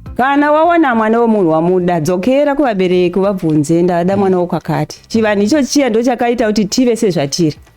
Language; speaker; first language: Shona; early bilingual, heritage; Shona